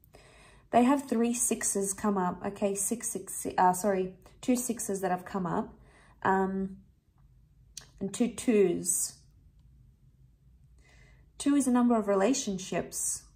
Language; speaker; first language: English; native; English